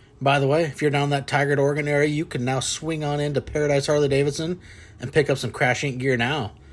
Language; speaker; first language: English; native; English